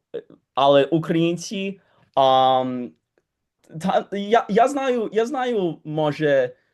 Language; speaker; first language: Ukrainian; early bilingual, heritage; Ukrainian